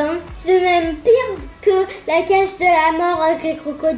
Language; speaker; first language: French; native; French